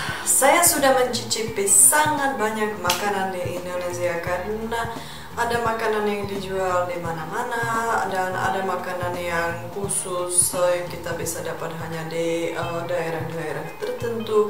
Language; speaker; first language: Indonesian; non-native, fluent; Czech